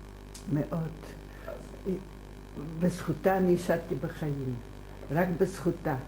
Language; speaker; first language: Hebrew; non-native, fluent; German